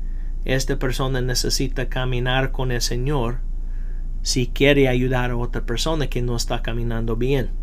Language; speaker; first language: Spanish; non-native, fluent; English